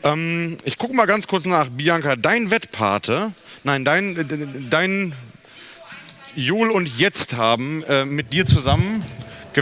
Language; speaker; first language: German; native; German